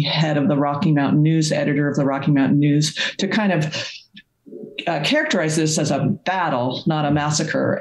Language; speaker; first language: English; native; English